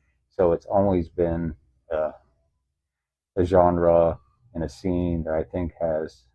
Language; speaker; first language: English; native; English